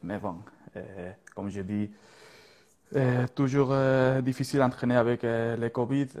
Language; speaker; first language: French; non-native, learner; Spanish